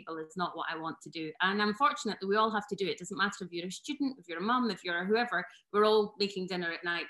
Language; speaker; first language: English; native; English